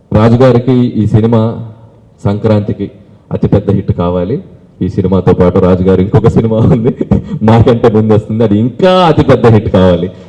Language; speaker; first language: Telugu; native; Telugu